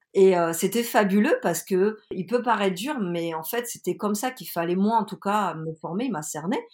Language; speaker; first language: French; native; French